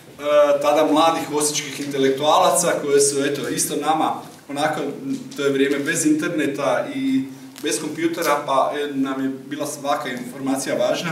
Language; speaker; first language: Serbian; native; Serbian